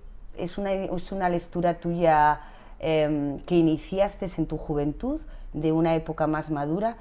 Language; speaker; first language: Spanish; native; Spanish